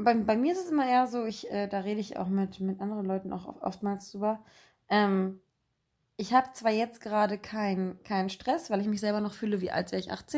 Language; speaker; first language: German; native; German